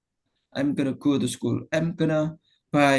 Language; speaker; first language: English; non-native, fluent; Indonesian